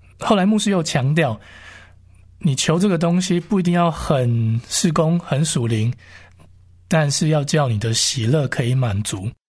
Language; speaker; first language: Chinese; native; Chinese